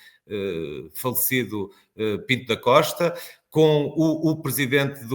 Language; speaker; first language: Portuguese; native; Portuguese